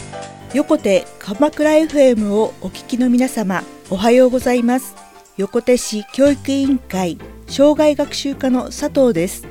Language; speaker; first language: Japanese; native; Japanese